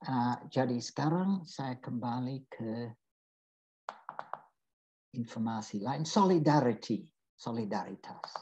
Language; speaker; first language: Indonesian; non-native, fluent; English